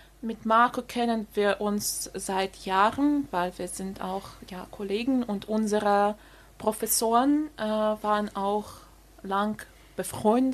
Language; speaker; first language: German; non-native, fluent; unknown